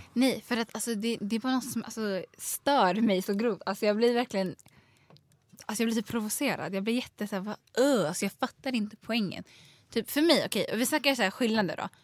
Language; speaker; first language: Swedish; early bilingual, other home language; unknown